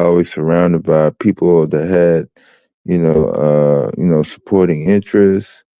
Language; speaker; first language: English; native; English